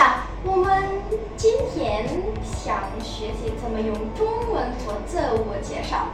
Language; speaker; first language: Chinese; non-native, fluent; Indonesian